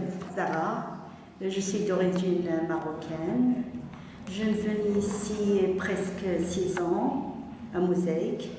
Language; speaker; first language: French; non-native, learner; Arabic